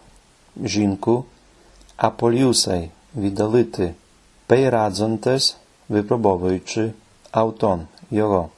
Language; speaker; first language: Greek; non-native, fluent; Ukrainian